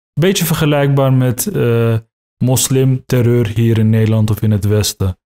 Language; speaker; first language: Dutch; early bilingual, other home language; Turkish